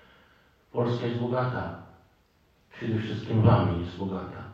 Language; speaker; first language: Polish; non-native, fluent; Arabic